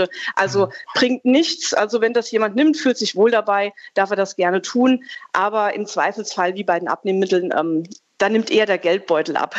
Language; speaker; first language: German; native; German